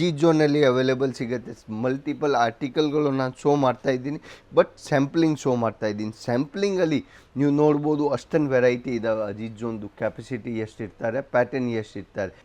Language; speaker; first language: Kannada; non-native, local second language; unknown